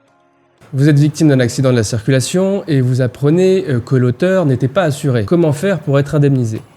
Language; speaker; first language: French; native; French